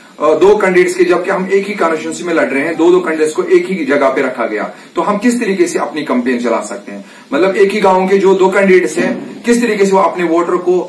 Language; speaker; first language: Hindi; non-native, local second language; Kashmiri